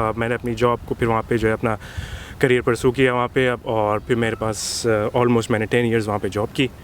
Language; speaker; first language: Hindi; early bilingual, heritage; Hindi